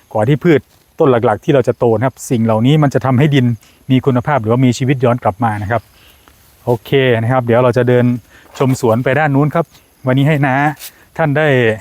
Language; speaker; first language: Thai; native; Thai